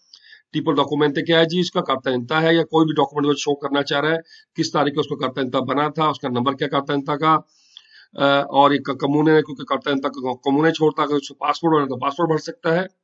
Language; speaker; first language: Hindi; non-native, local second language; Punjabi